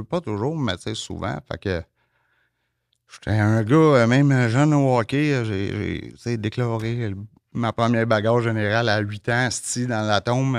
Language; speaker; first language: French; native; French